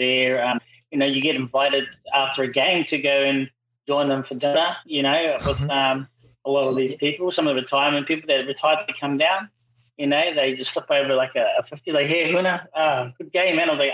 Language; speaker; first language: English; native; English